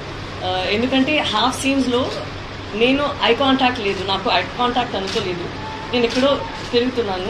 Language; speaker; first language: Telugu; non-native, learner; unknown